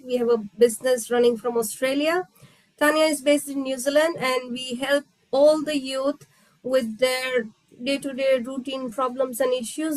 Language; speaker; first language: English; non-native, local second language; Hindi